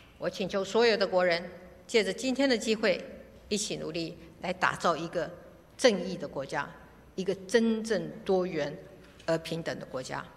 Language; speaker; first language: Chinese; native; Chinese